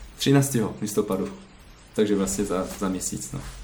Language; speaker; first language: Czech; non-native, learner; French